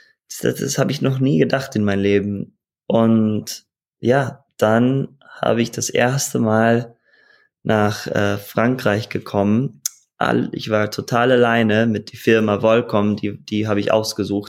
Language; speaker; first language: German; early bilingual, heritage; German